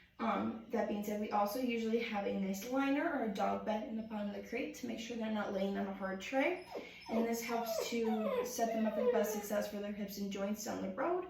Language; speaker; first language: English; native; English